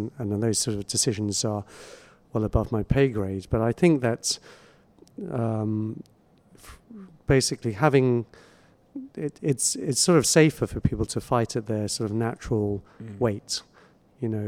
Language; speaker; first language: English; native; English